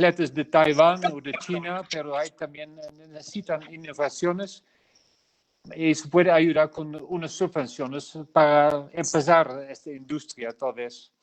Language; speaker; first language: Spanish; non-native, learner; Dutch